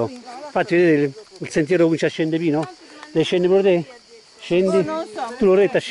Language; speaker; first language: Italian; native; Italian